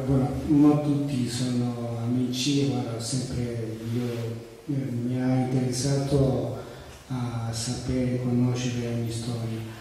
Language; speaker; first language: Italian; non-native, fluent; Spanish